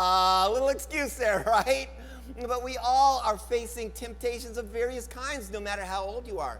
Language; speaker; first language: English; native; English